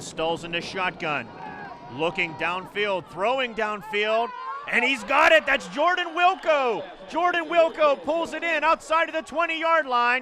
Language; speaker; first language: English; native; English